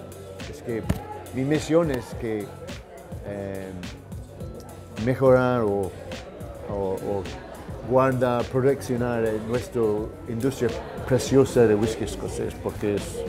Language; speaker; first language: Spanish; non-native, learner; English